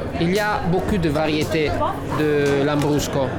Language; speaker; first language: French; non-native, learner; Italian